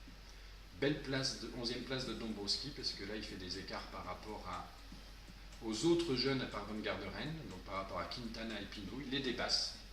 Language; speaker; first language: French; native; French